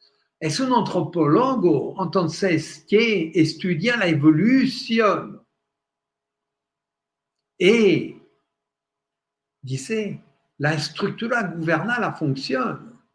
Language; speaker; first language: Spanish; non-native, fluent; French